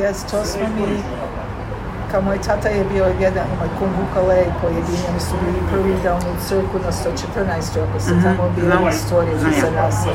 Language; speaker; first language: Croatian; early bilingual, heritage; Serbian